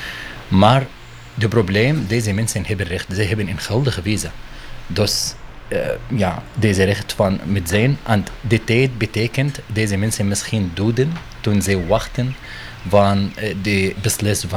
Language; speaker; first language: Dutch; non-native, learner; Arabic